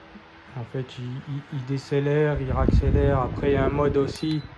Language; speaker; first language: French; native; French